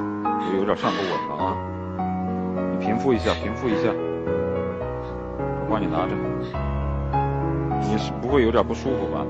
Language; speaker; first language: Chinese; native; Chinese